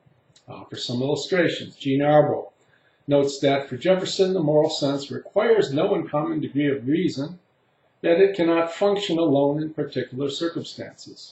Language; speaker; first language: English; native; English